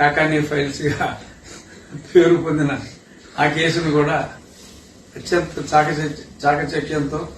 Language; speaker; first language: Telugu; native; Telugu